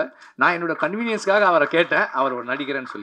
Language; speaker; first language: Tamil; native; Tamil